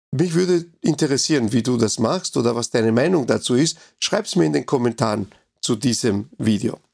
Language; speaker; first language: German; non-native, fluent; Spanish